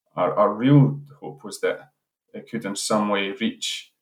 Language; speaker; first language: English; native; English